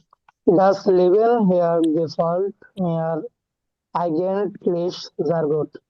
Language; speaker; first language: German; non-native, learner; Bangla